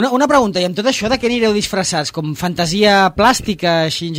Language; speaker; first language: Catalan; native; Catalan